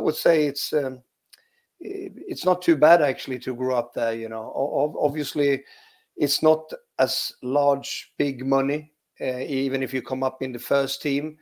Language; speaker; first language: English; non-native, fluent; Swedish